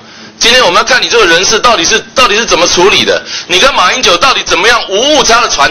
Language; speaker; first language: Chinese; native; Chinese